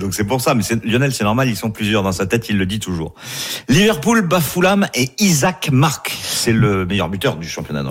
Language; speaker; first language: French; native; French